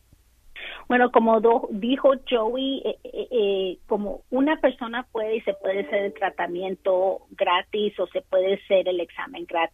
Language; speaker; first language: Spanish; early bilingual, other home language; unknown